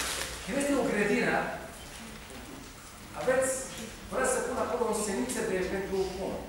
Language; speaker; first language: Romanian; non-native, learner; Hebrew